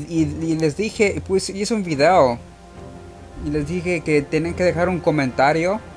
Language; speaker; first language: Spanish; early bilingual, heritage; Spanish